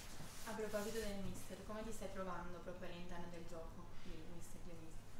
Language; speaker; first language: Italian; native; Italian